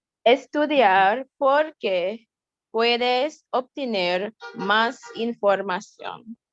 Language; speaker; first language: Spanish; non-native, learner; English